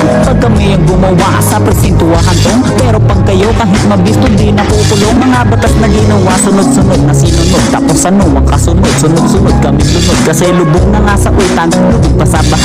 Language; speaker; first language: Filipino; native; Filipino